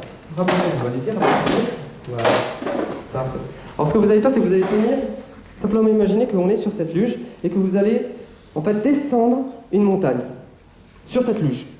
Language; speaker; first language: French; native; French